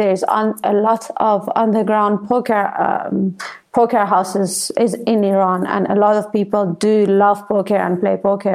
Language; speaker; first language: English; non-native, fluent; Persian